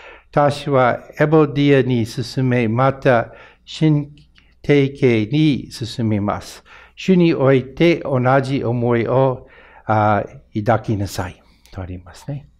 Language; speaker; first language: Japanese; non-native, fluent; English